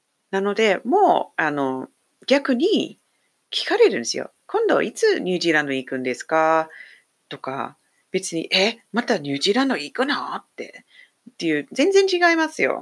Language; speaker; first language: Japanese; non-native, fluent; English